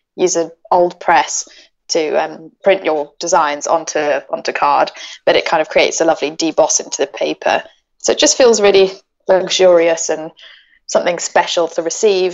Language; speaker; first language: English; native; English